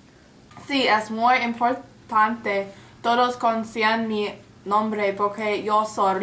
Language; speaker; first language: Spanish; non-native, learner; English